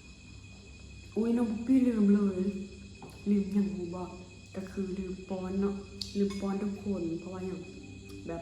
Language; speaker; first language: Thai; non-native, local second language; Lao